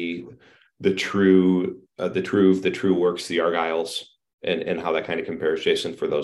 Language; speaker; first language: English; native; English